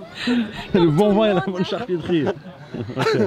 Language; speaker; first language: French; native; French